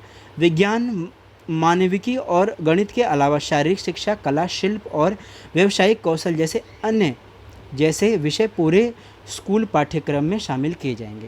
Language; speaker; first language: Hindi; native; Hindi